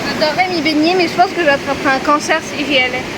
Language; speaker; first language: French; native; French